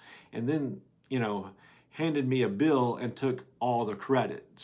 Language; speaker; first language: English; native; English